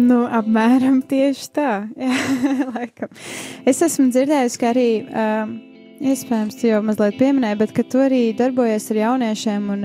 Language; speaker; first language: Latvian; native; Latvian